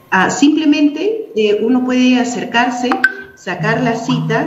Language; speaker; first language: Spanish; native; Spanish